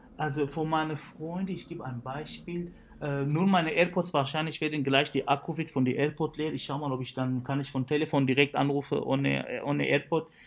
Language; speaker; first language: German; non-native, fluent; Arabic